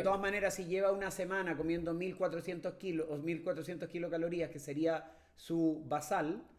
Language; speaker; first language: Spanish; native; Spanish